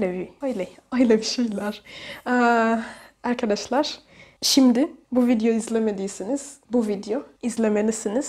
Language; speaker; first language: Turkish; non-native, fluent; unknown